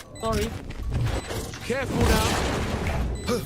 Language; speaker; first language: English; non-native, learner; Thai